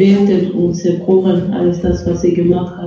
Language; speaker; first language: German; non-native, fluent; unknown